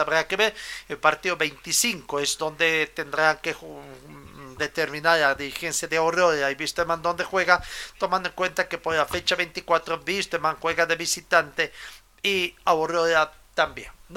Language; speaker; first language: Spanish; native; Spanish